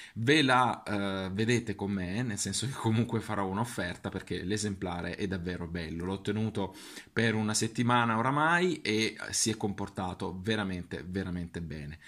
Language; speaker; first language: Italian; native; Italian